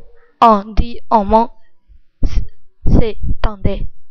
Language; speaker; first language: French; non-native, local second language; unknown